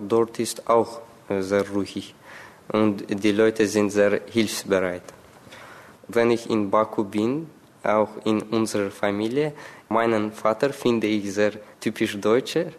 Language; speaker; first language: German; non-native, learner; Azerbaijani